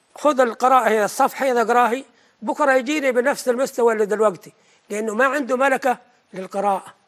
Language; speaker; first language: Arabic; native; Arabic